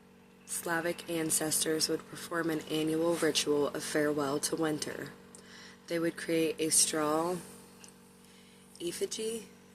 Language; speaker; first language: English; native; English